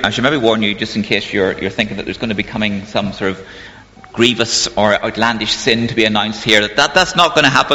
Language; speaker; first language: English; native; English